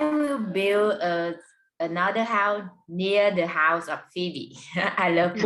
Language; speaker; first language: English; non-native, learner; Vietnamese